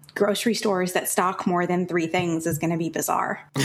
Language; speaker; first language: English; native; English